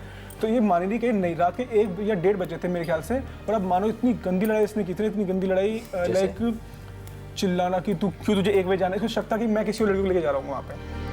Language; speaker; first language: Hindi; native; Hindi